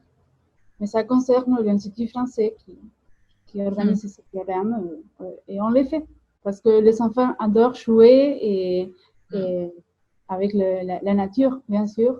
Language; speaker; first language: French; non-native, fluent; Spanish